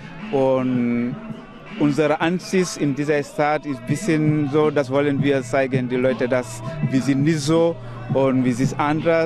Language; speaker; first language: German; non-native, learner; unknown